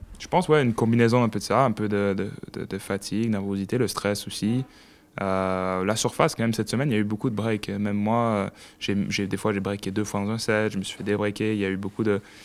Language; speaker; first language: French; native; French